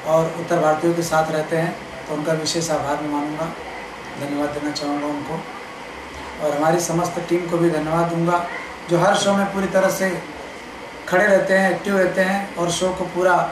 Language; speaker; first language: Hindi; native; Hindi